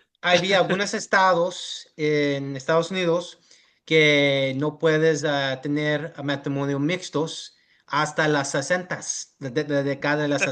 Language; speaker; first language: Spanish; early bilingual, heritage; English